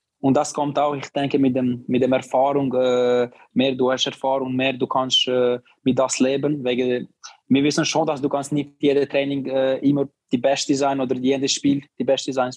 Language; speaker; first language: German; non-native, learner; Albanian